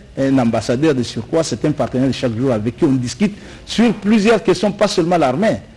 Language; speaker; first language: French; non-native, local second language; Luba-Lulua